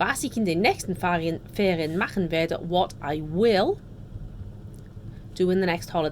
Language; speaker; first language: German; non-native, fluent; English